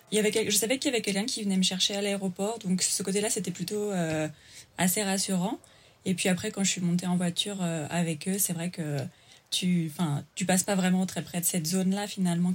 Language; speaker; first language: French; native; French